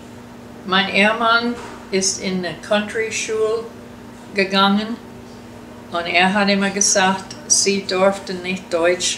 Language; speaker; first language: German; early bilingual, heritage; German